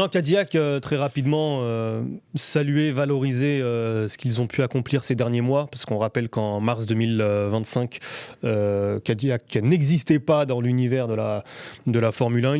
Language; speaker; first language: French; native; French